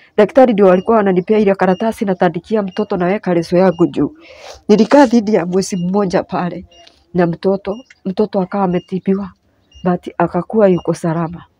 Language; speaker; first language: Swahili; non-native, local second language; Kikuyu